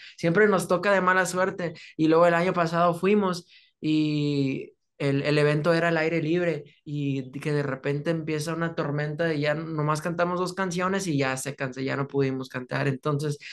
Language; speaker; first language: Spanish; early bilingual, heritage; Spanish